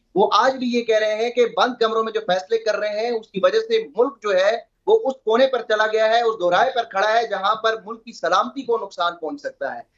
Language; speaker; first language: Urdu; native; Urdu